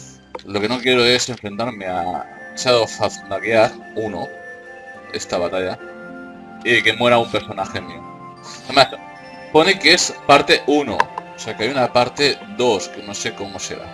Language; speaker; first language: Spanish; native; Spanish